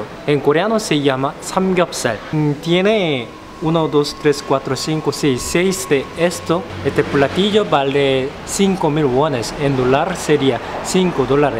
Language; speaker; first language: Spanish; non-native, fluent; Korean